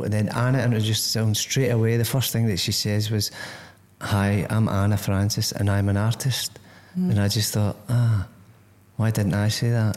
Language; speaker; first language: English; native; English